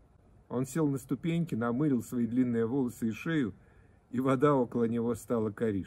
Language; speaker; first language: Russian; native; Russian